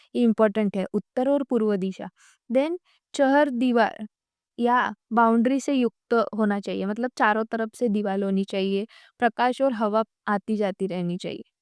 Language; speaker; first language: Hindi; non-native, local second language; Marathi